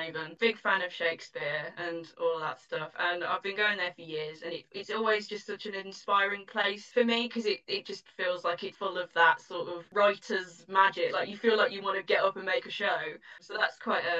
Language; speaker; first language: English; native; English